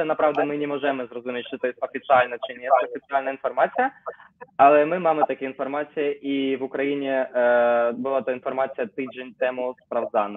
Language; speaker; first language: Polish; non-native, learner; Ukrainian